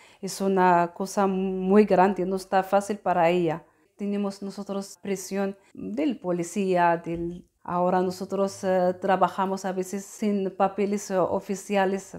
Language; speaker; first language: Spanish; non-native, learner; Arabic